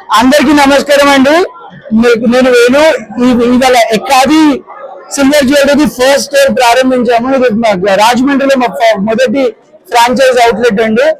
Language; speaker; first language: Telugu; native; Telugu